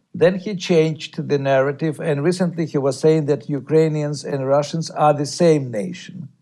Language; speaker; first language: English; non-native, fluent; Russian